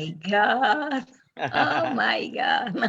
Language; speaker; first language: English; non-native, learner; Spanish